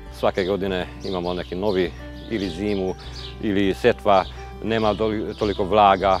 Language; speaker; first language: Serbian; non-native, local second language; Hungarian